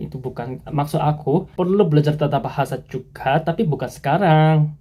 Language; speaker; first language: Indonesian; non-native, fluent; Korean